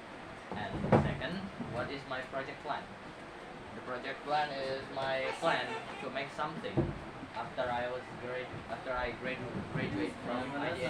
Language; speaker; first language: English; non-native, learner; Indonesian